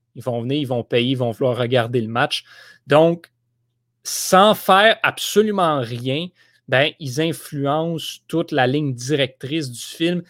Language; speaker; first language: French; native; French